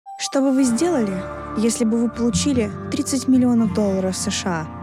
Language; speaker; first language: Russian; native; Russian